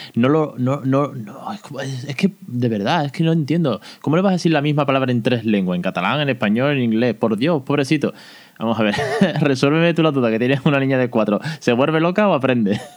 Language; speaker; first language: Spanish; non-native, fluent; English